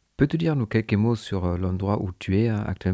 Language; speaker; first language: French; non-native, fluent; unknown